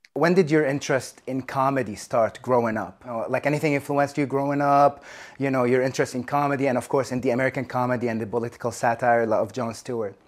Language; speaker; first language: English; non-native, fluent; Arabic